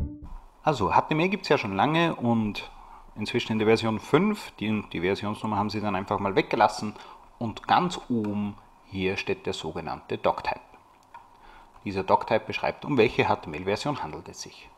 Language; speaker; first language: German; native; German